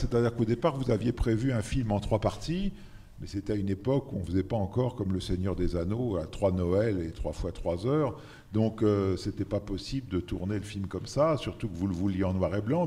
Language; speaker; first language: French; native; French